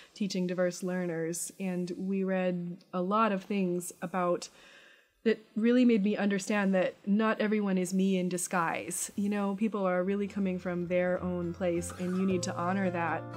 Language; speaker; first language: English; native; English